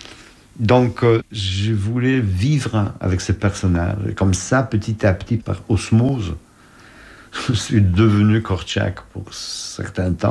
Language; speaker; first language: French; non-native, fluent; Polish